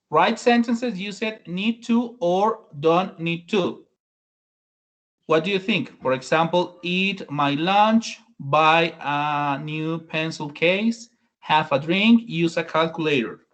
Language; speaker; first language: English; non-native, learner; Spanish